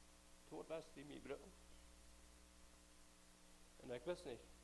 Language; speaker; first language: German; non-native, learner; Plautdietsch